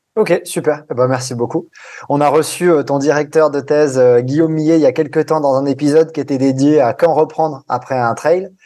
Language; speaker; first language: French; native; French